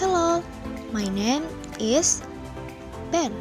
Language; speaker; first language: English; non-native, fluent; Indonesian